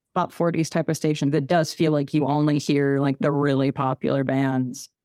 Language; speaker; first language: English; native; English